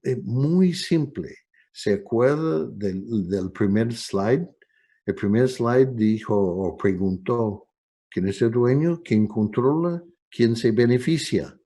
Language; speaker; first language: Spanish; non-native, fluent; English